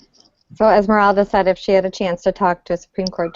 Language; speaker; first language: English; native; English